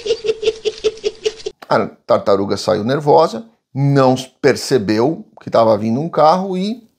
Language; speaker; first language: Portuguese; native; Portuguese